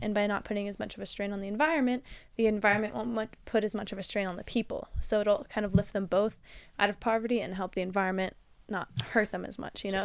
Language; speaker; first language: English; native; English